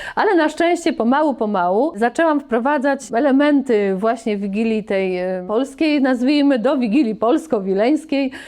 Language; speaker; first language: Polish; native; Polish